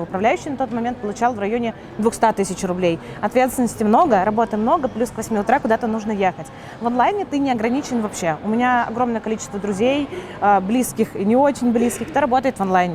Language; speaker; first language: Russian; native; Russian